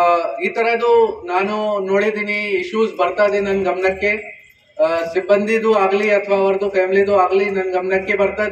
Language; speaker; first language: Kannada; non-native, fluent; Hindi